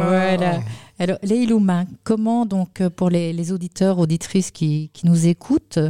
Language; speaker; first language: French; native; French